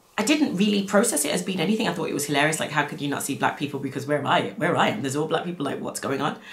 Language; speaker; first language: English; native; English